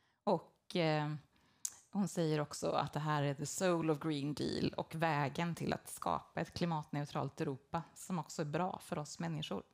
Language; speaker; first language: Swedish; native; Swedish